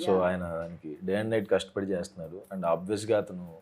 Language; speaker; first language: Telugu; native; Telugu